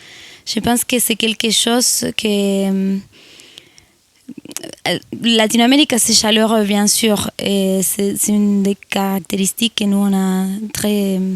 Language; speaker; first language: French; non-native, fluent; Spanish